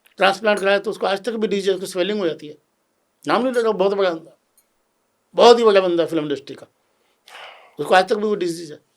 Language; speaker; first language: Hindi; native; Hindi